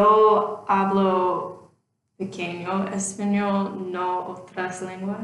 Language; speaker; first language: Spanish; non-native, learner; English